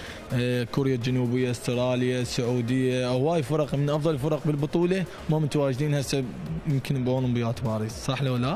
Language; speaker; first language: Arabic; native; Arabic